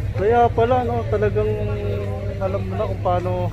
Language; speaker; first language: Filipino; native; Filipino